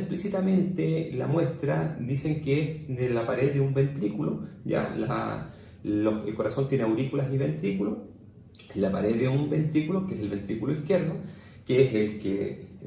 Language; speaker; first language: Spanish; native; Spanish